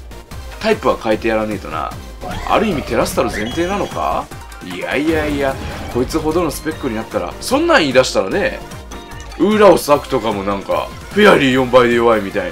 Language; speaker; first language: Japanese; native; Japanese